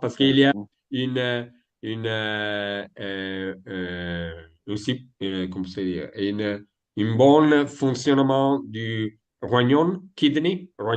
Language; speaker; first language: French; non-native, learner; Italian